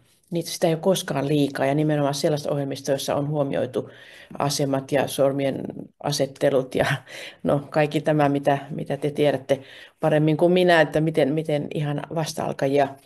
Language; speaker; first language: Finnish; native; Finnish